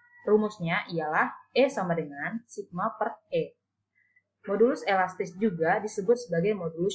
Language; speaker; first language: Indonesian; native; Indonesian